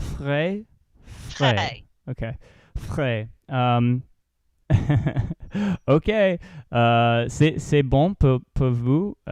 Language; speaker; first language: French; non-native, learner; English